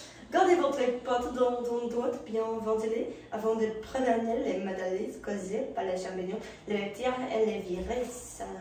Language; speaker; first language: French; non-native, learner; English